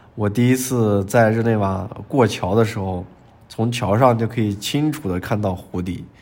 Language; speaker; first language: Chinese; native; Chinese